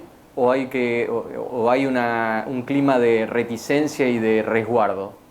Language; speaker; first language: Spanish; native; Spanish